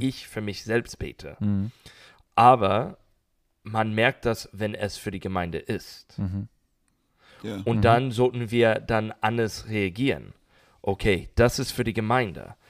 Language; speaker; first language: German; non-native, learner; English